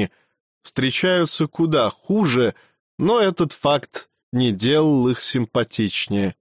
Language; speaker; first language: Russian; native; Russian